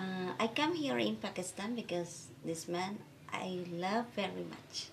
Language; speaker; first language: English; non-native, learner; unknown